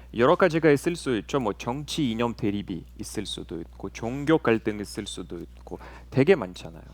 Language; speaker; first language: Korean; non-native, fluent; Russian